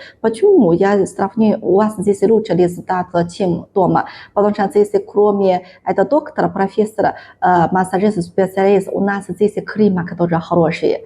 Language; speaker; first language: Russian; non-native, learner; Chinese